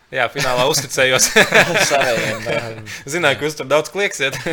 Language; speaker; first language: Latvian; early bilingual, other home language; Lithuanian